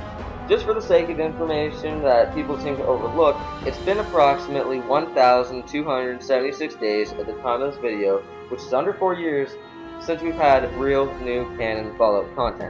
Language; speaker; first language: English; native; English